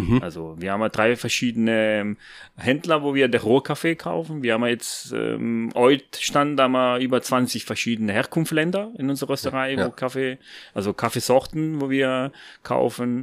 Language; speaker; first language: German; non-native, fluent; Italian